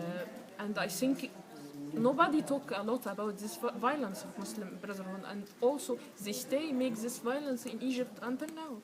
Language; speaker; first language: English; non-native, learner; Arabic